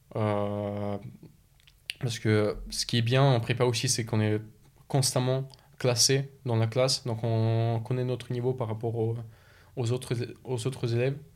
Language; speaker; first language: French; early bilingual, other home language; Russian